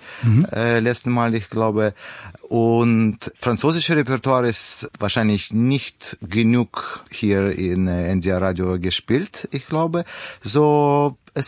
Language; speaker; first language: German; non-native, learner; Russian